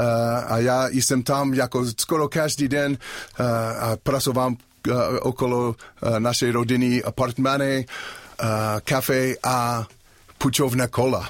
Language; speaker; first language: Czech; non-native, learner; English